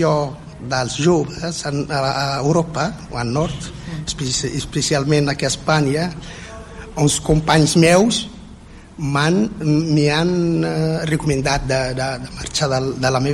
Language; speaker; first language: Catalan; non-native, fluent; Berber languages